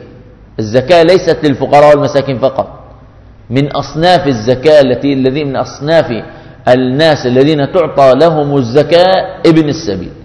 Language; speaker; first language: Arabic; native; Arabic